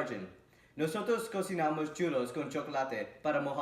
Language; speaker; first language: Spanish; non-native, learner; English